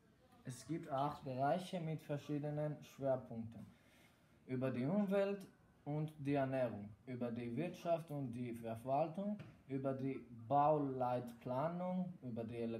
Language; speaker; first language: German; non-native, learner; Greek